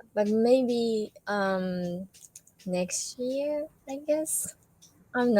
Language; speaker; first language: English; non-native, learner; Japanese